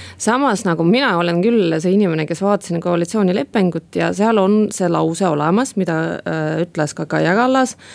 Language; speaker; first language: Estonian; non-native, local second language; Russian